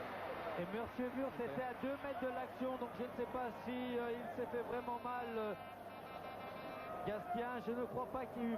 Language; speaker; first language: French; native; French